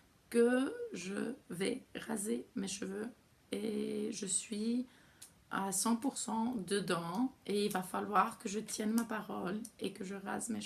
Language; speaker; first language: French; non-native, fluent; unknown